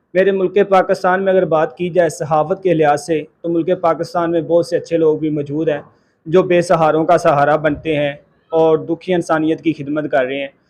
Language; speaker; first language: Urdu; non-native, local second language; Punjabi